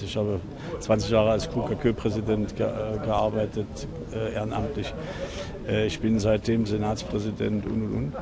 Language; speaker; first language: German; native; German